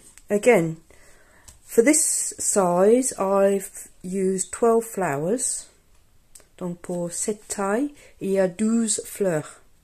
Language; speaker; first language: French; non-native, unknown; English